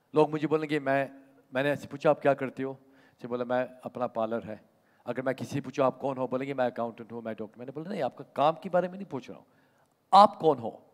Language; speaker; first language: Hindi; native; Hindi